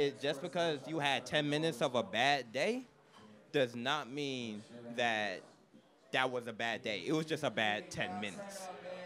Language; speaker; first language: English; native; English